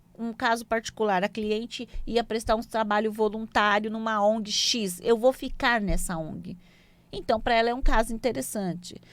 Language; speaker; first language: Portuguese; native; Portuguese